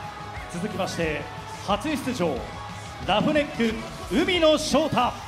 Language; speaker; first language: Japanese; native; Japanese